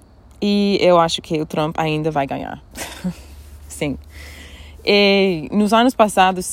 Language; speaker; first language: Portuguese; non-native, fluent; English